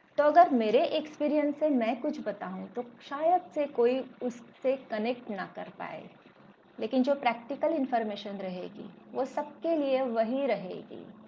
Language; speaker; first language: Hindi; non-native, local second language; Marathi